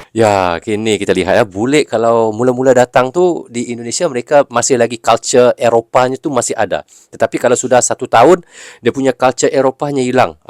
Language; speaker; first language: Malay; native; Malay